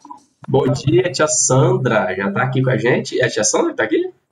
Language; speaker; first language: Portuguese; native; Portuguese